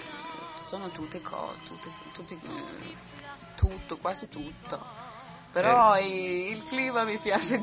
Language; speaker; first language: Italian; non-native, learner; Swedish